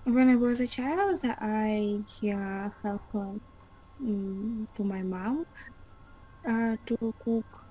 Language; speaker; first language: English; non-native, learner; Russian